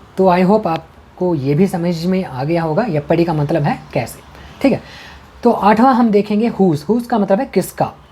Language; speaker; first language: Hindi; non-native, local second language; Tamil